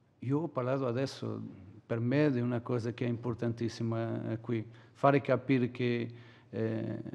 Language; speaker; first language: Italian; non-native, learner; Portuguese